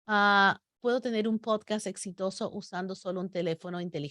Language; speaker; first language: Spanish; native; Spanish